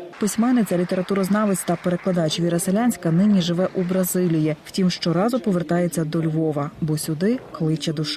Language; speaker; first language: Ukrainian; native; Ukrainian